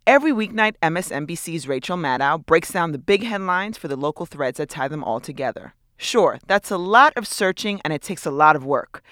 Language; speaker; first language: English; early bilingual, other home language; Spanish